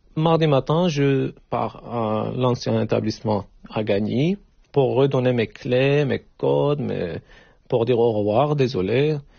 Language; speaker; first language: French; non-native, learner; Turkish